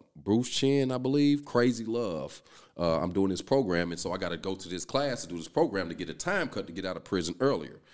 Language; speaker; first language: English; native; English